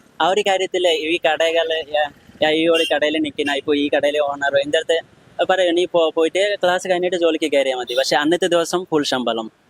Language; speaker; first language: Malayalam; non-native, local second language; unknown